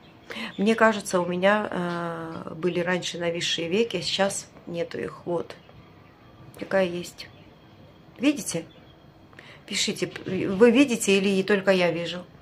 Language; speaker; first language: Russian; native; Russian